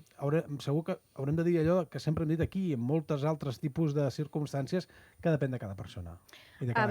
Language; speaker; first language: Catalan; native; Catalan